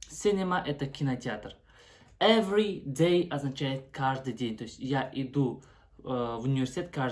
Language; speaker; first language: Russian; non-native, local second language; Kazakh